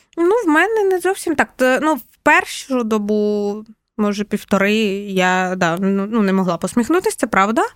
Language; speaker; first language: Ukrainian; non-native, local second language; Russian